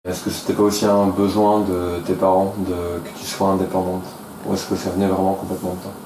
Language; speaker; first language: French; native; French